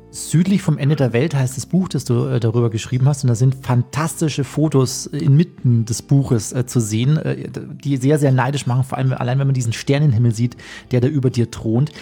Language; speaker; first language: German; native; German